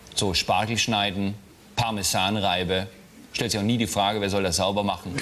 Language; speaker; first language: German; native; German